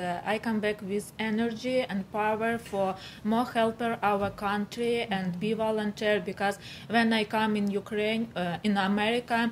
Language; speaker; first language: English; non-native, learner; Ukrainian